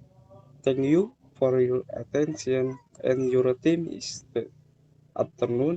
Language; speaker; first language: English; non-native, learner; Indonesian